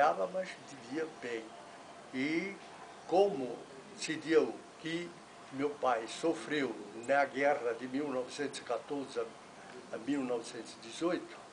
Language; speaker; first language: Portuguese; non-native, fluent; Italian